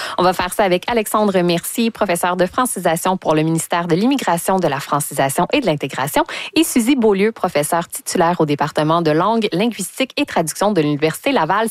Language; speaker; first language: French; native; French